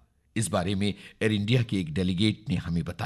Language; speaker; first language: Hindi; native; Hindi